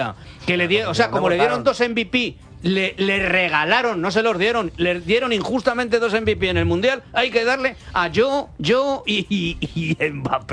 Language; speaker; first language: Spanish; native; Spanish